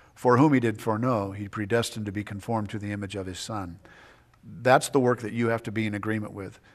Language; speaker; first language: English; native; English